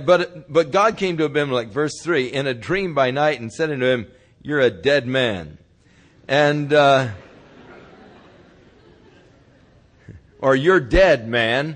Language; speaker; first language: English; native; English